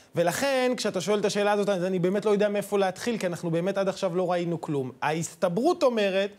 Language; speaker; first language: Hebrew; native; Hebrew